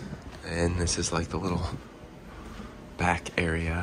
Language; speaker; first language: English; native; English